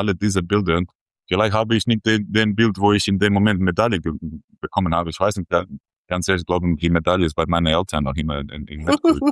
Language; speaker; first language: German; non-native, fluent; Croatian